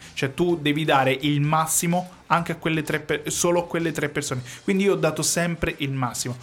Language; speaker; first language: Italian; native; Italian